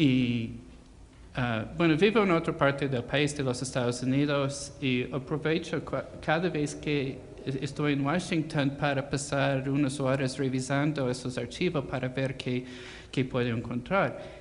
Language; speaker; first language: Spanish; non-native, fluent; English